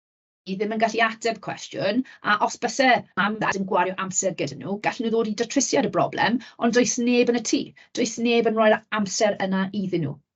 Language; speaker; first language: Welsh; native; Welsh